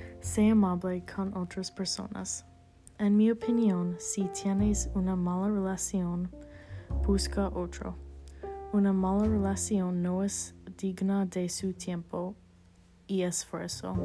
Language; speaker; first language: Spanish; non-native, learner; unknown